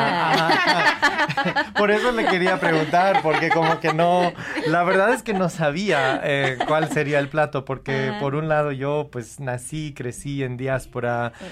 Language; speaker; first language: Spanish; early bilingual, other home language; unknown